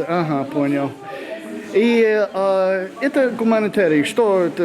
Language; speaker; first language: Russian; non-native, learner; English